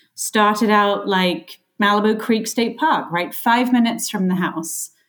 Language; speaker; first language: English; native; English